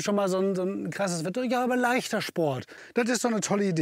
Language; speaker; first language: German; native; German